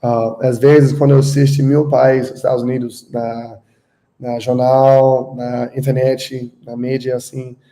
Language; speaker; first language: Portuguese; non-native, learner; English